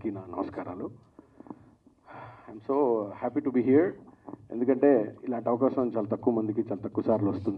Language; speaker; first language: Telugu; native; Telugu